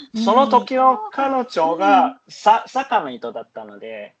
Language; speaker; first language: Japanese; non-native, fluent; Chinese